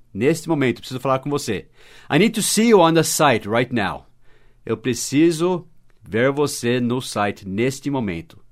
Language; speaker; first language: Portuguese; non-native, fluent; English